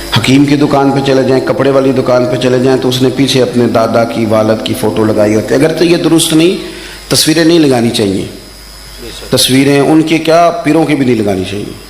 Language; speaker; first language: Urdu; non-native, local second language; Punjabi